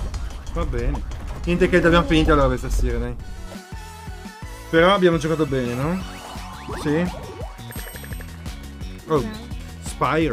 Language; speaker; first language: Italian; native; Italian